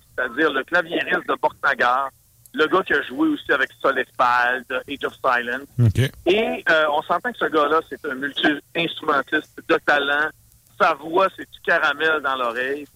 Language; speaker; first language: French; native; French